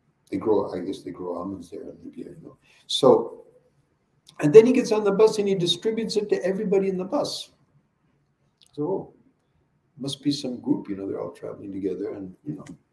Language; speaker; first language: English; native; English